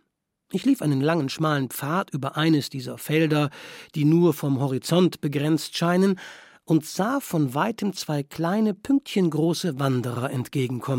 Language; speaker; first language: German; native; German